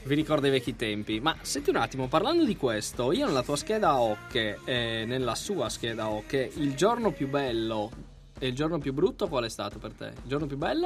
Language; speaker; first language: Italian; native; Italian